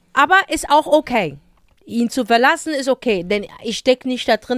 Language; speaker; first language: German; native; German